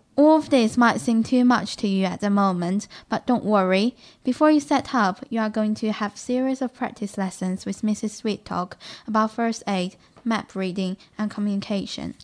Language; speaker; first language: English; non-native, fluent; Russian